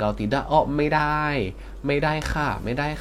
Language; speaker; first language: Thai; non-native, fluent; Indonesian